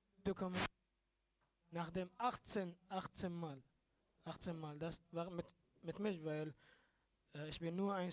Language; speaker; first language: German; non-native, learner; Arabic